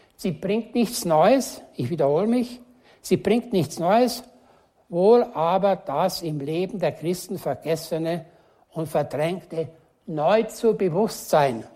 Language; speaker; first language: German; native; German